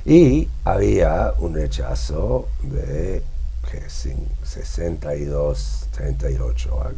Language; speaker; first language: Spanish; non-native, fluent; English